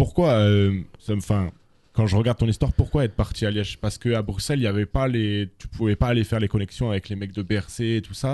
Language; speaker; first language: French; native; French